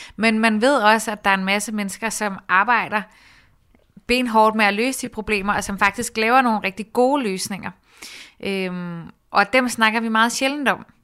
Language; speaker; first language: Danish; native; Danish